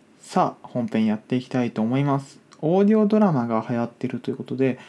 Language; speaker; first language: Japanese; native; Japanese